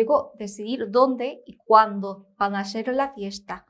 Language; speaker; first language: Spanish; non-native, fluent; Korean